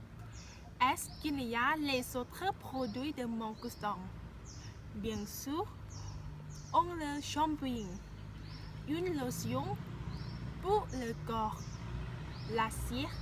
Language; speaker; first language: French; non-native, learner; Thai